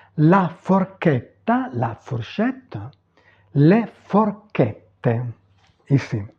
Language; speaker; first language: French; non-native, fluent; Italian